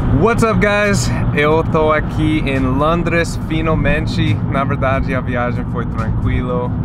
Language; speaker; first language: Portuguese; non-native, fluent; English